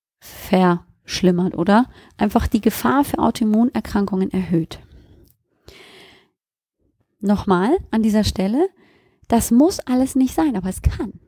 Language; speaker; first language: German; native; German